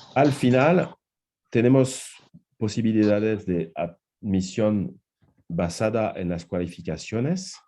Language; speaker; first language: Spanish; non-native, fluent; French